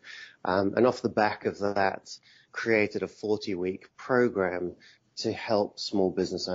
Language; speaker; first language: English; native; English